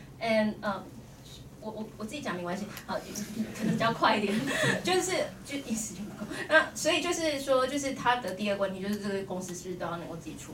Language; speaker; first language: Chinese; native; Chinese